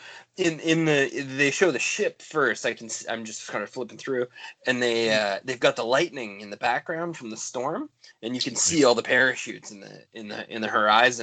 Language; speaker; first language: English; native; English